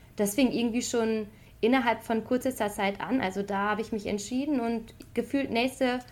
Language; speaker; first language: German; native; German